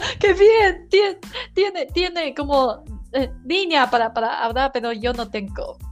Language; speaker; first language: Spanish; non-native, learner; Chinese